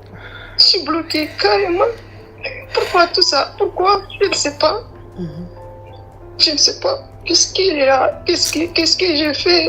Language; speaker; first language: French; non-native, learner; Arabic